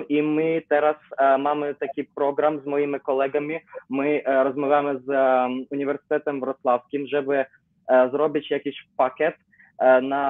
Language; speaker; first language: Polish; non-native, learner; Ukrainian